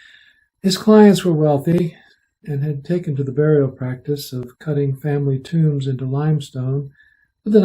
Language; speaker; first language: English; native; English